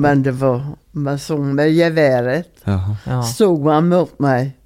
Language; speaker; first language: Swedish; non-native, fluent; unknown